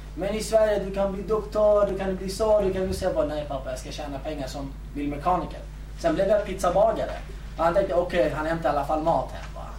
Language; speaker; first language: Swedish; early bilingual, other home language; Kurdish